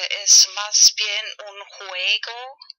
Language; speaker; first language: Spanish; non-native, learner; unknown